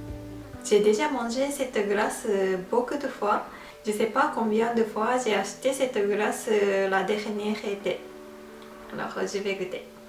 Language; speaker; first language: French; non-native, fluent; Japanese